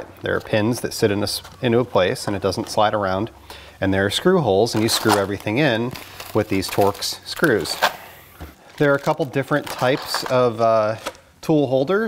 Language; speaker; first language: English; native; English